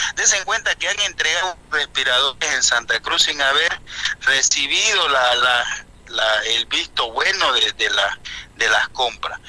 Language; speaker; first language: Spanish; native; Spanish